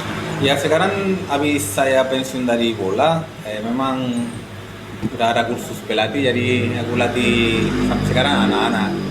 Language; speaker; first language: Indonesian; non-native, fluent; Spanish